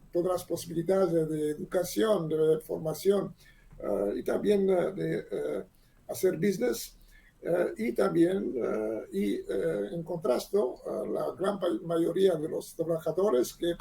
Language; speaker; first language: Spanish; non-native, learner; Hebrew